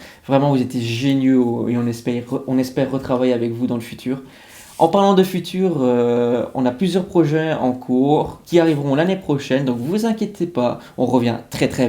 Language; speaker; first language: French; native; French